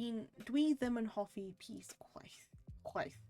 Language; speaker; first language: Welsh; non-native, learner; English